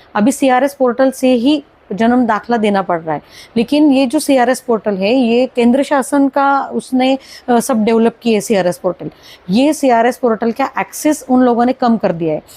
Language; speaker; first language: Hindi; non-native, local second language; Marathi